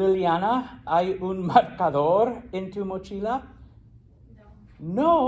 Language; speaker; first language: Spanish; non-native, fluent; English